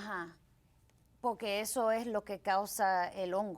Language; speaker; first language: Spanish; early bilingual, heritage; Spanish